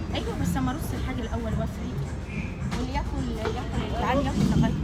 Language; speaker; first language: Arabic; native; Arabic